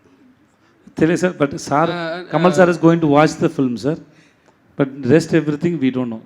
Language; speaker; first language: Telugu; non-native, learner; Tamil